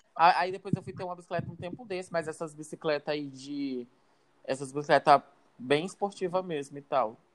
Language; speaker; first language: Portuguese; native; Portuguese